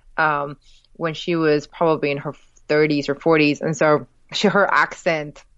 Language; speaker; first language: English; early bilingual, other home language; Spanish